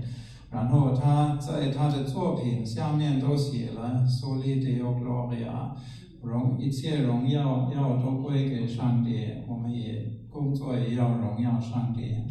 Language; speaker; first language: Chinese; non-native, fluent; German